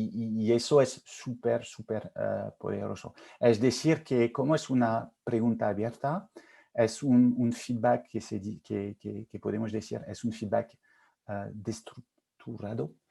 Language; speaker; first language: Spanish; non-native, fluent; French